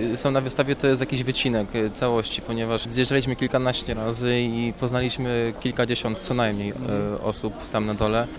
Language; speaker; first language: Polish; native; Polish